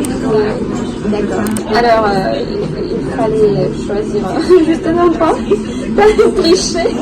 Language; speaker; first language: French; non-native, fluent; Russian